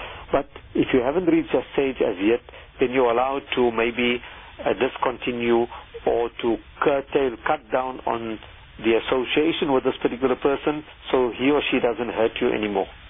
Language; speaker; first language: English; native; English